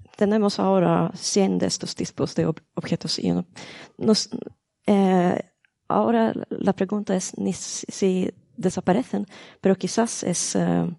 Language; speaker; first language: Spanish; non-native, learner; Swedish